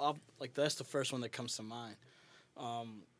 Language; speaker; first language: English; early bilingual, other home language; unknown